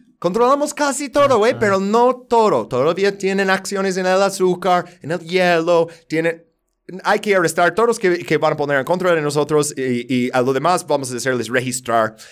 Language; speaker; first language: Spanish; non-native, fluent; English